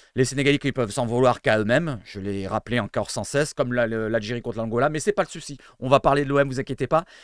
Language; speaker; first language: French; native; French